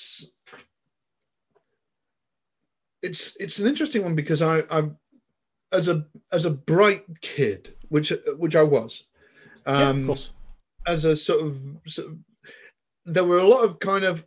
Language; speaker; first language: English; native; English